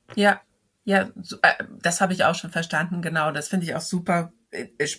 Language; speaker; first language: German; native; German